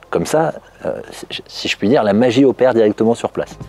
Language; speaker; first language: French; native; French